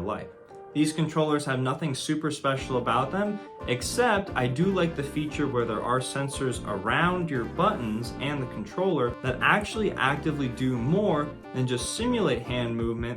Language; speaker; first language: English; native; English